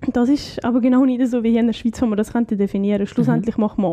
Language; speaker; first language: German; native; German